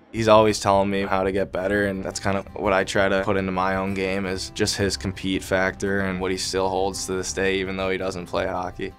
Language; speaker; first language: English; native; English